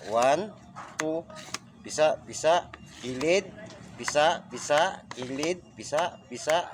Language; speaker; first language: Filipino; non-native, local second language; Cebuano